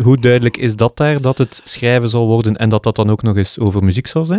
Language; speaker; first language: Dutch; native; Dutch